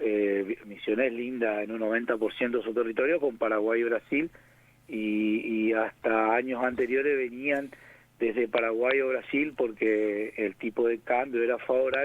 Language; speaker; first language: Spanish; native; Spanish